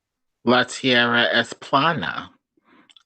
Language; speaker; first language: Spanish; non-native, learner; English